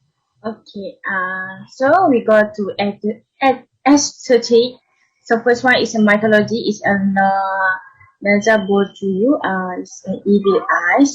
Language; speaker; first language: English; non-native, learner; Malay